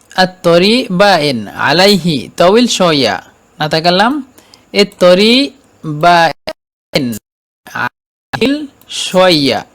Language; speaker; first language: Egyptian Arabic; non-native, fluent; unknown